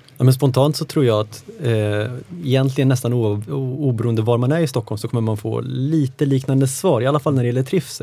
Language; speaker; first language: Swedish; native; Swedish